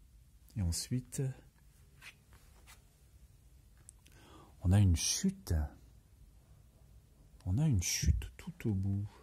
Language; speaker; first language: French; native; French